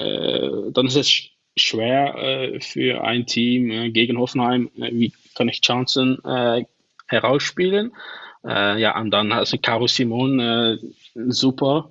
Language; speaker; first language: German; non-native, learner; Dutch